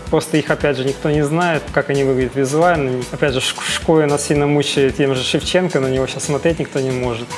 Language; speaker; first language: Russian; native; Russian